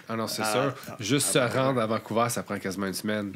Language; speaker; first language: French; native; French